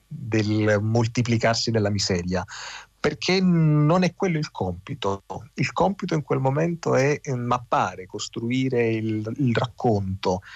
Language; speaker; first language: Italian; native; Italian